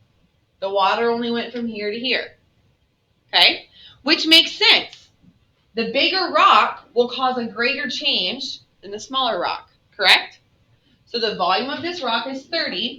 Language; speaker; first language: English; native; English